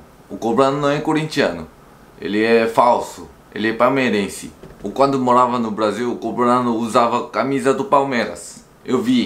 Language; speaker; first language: Portuguese; non-native, fluent; Korean